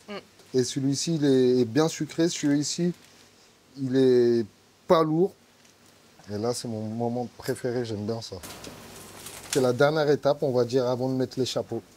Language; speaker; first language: French; native; French